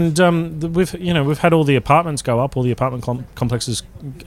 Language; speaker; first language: English; native; English